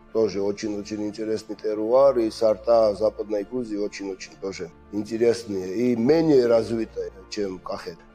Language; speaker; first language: Russian; non-native, fluent; Georgian